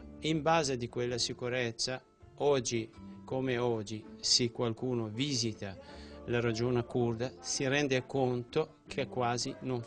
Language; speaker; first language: Italian; non-native, fluent; Central Kurdish